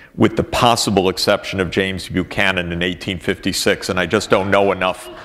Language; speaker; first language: English; native; English